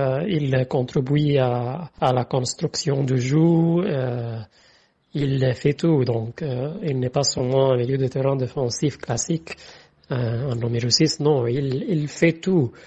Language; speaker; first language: French; non-native, fluent; Arabic